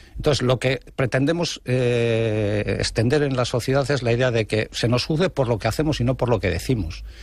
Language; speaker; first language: Spanish; non-native, local second language; Basque